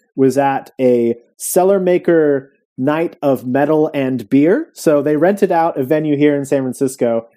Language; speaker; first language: English; native; English